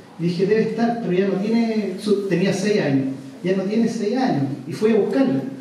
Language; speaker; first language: Spanish; native; Spanish